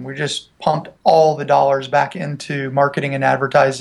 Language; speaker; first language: English; native; English